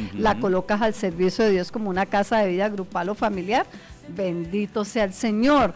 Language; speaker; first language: Spanish; native; Spanish